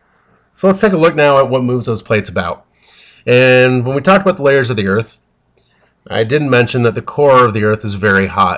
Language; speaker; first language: English; native; English